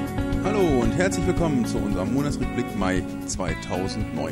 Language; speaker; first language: German; native; German